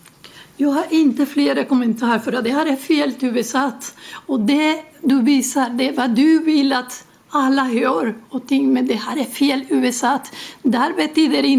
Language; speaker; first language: Swedish; non-native, learner; Spanish